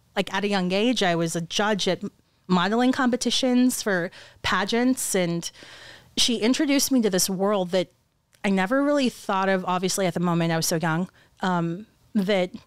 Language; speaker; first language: English; native; English